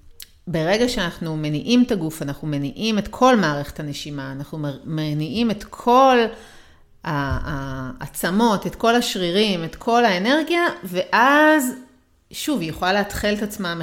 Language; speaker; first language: Hebrew; native; Hebrew